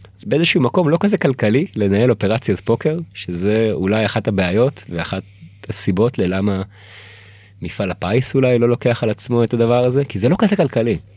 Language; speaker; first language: Hebrew; early bilingual, other home language; Russian